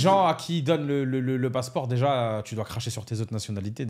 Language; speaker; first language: French; native; French